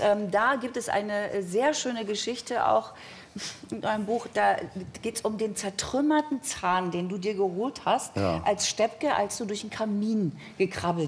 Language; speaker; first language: German; native; German